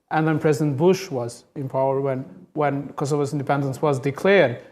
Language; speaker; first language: English; non-native, fluent; Albanian